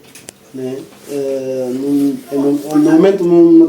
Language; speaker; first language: Portuguese; native; Portuguese